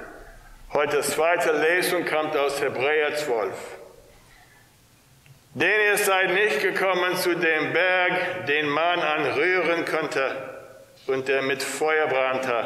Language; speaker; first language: German; non-native, fluent; English